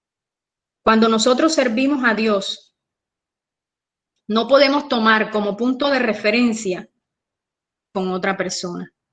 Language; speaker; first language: Spanish; native; Spanish